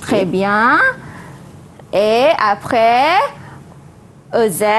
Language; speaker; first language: French; non-native, fluent; Malay